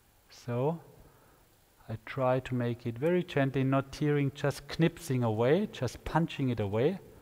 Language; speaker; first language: English; non-native, fluent; German